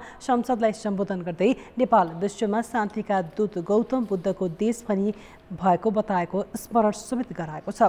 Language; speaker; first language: Nepali; native; Nepali